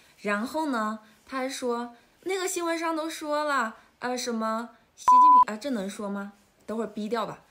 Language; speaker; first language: Chinese; native; Chinese